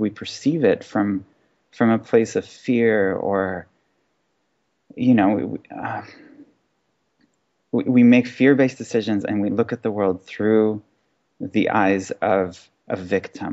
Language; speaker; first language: English; non-native, fluent; Hebrew